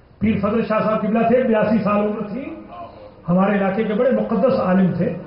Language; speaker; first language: Urdu; non-native, local second language; Punjabi